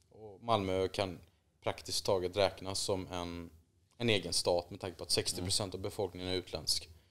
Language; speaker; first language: Swedish; native; Swedish